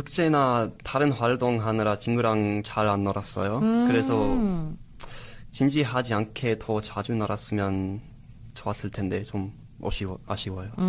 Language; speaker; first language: Korean; non-native, learner; English